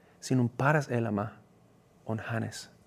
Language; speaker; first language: Finnish; non-native, fluent; Spanish